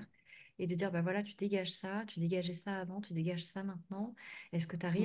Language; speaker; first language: French; native; French